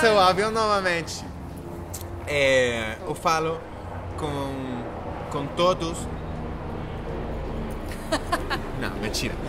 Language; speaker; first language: Portuguese; non-native, fluent; Spanish